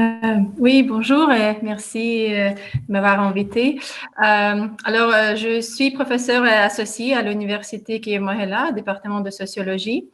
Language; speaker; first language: French; non-native, fluent; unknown